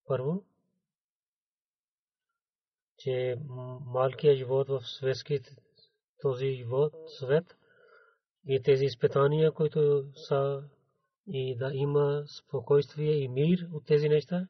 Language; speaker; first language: Bulgarian; non-native, learner; Urdu